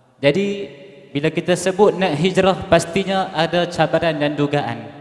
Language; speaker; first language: Malay; native; Malay